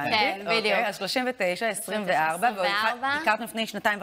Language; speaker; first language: Hebrew; native; Hebrew